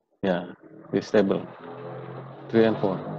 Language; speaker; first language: English; non-native, learner; Indonesian